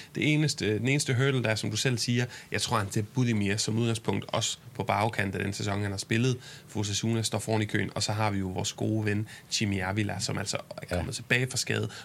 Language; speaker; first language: Danish; native; Danish